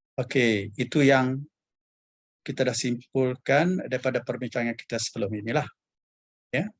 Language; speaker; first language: Malay; native; Malay